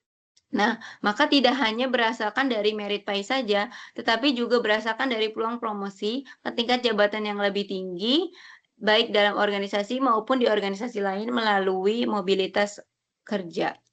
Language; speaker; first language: Indonesian; native; Indonesian